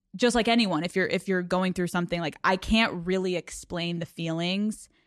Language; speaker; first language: English; native; English